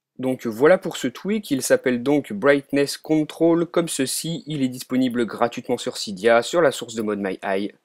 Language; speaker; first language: French; native; French